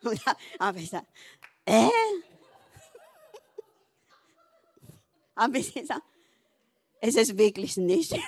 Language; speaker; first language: German; non-native, learner; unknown